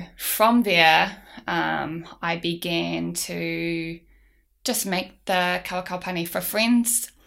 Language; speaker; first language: English; native; English